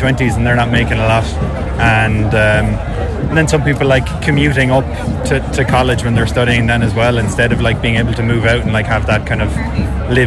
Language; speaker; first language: English; native; English